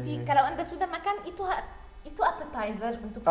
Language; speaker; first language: Indonesian; non-native, learner; Arabic